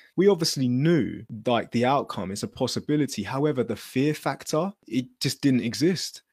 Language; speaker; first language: English; native; English